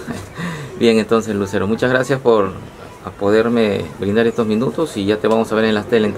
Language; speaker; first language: Spanish; native; Spanish